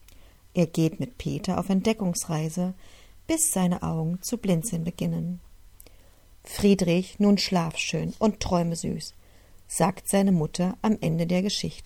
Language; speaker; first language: German; native; German